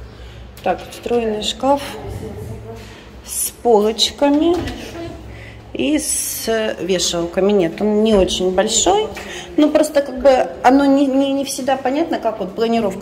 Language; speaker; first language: Russian; native; Russian